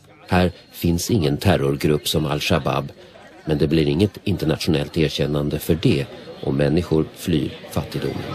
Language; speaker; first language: Swedish; native; Swedish